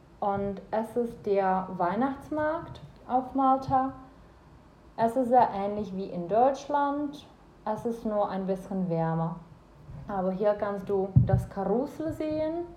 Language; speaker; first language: German; non-native, fluent; Czech